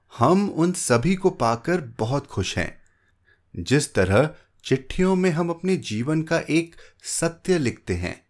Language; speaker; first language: Hindi; native; Hindi